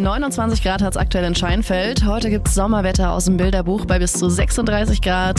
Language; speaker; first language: German; native; German